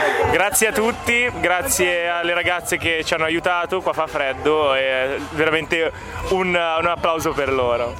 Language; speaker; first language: Italian; native; Italian